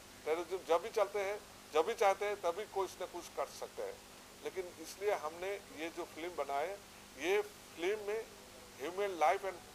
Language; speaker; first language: Hindi; non-native, local second language; Assamese